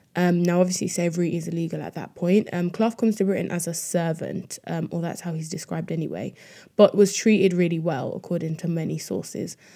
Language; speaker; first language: English; native; English